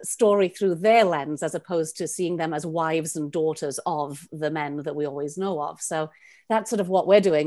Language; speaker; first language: English; native; English